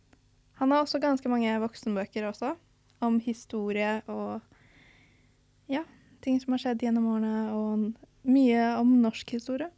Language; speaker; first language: Norwegian; early bilingual, other home language; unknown